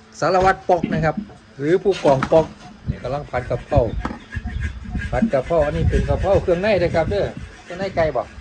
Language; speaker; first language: Thai; non-native, local second language; Northeastern Thai